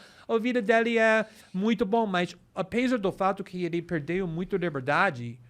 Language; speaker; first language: Portuguese; non-native, fluent; English